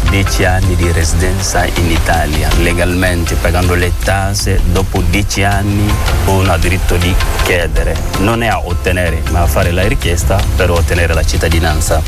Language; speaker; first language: Italian; non-native, fluent; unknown